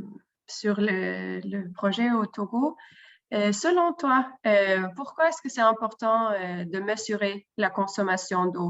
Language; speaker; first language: French; non-native, fluent; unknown